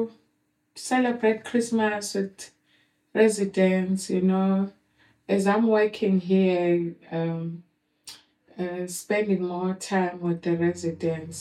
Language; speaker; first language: English; non-native, local second language; Shona